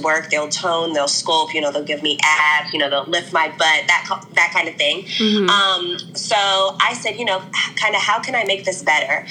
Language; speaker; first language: English; native; English